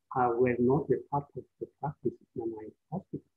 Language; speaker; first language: English; non-native, fluent; Amharic